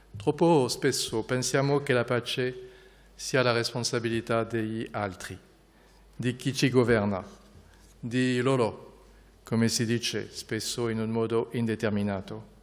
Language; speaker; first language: Italian; non-native, fluent; French